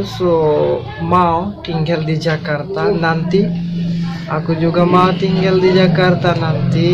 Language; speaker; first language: Indonesian; non-native, learner; Bangla